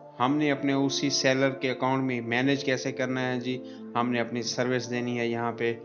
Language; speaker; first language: Urdu; non-native, local second language; Punjabi